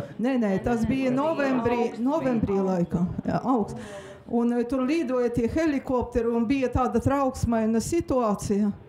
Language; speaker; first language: Latvian; non-native, local second language; Russian